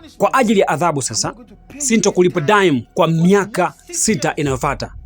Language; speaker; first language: Swahili; native; Swahili